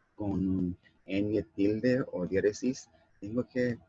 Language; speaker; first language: Spanish; non-native, learner; English